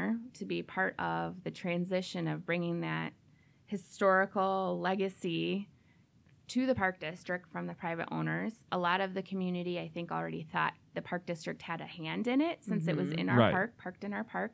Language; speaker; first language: English; native; English